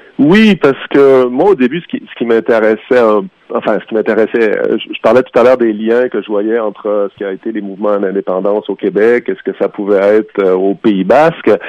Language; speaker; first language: French; native; French